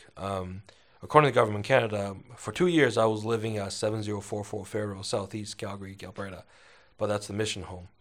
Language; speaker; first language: English; early bilingual, other home language; Chinese